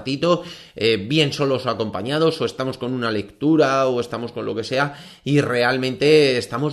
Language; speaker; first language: Spanish; native; Spanish